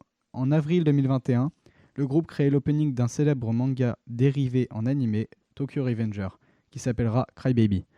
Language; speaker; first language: French; native; French